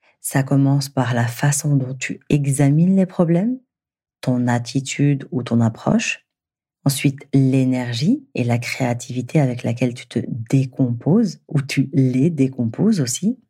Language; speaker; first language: French; native; French